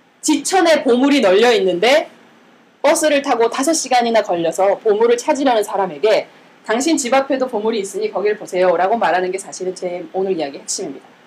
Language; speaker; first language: Korean; native; Korean